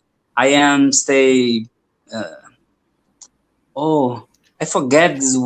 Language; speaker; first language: English; non-native, learner; Portuguese